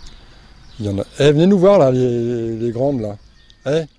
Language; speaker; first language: French; native; French